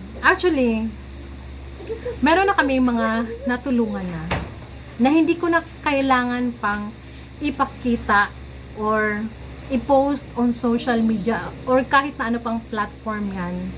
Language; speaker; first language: Filipino; non-native, local second language; Cebuano